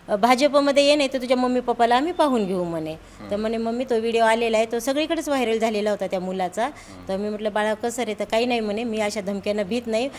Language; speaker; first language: Marathi; native; Marathi